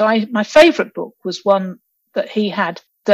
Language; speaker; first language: English; native; English